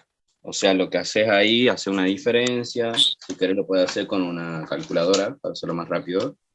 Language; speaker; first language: Spanish; native; Spanish